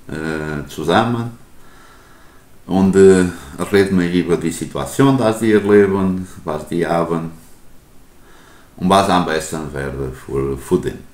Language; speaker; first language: German; non-native, learner; Portuguese